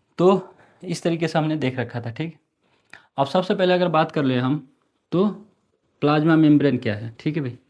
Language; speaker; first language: Hindi; native; Hindi